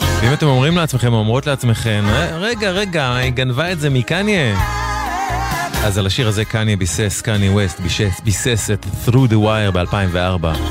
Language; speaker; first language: Hebrew; native; Hebrew